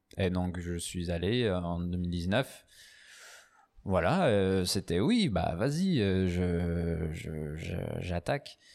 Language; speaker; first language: French; non-native, fluent; English